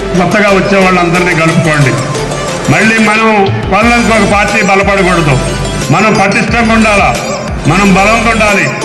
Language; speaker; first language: Telugu; native; Telugu